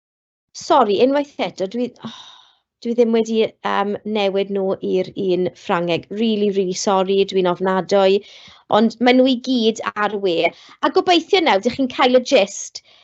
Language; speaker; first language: Welsh; non-native, local second language; English